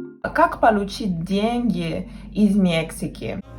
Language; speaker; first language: Russian; non-native, fluent; Spanish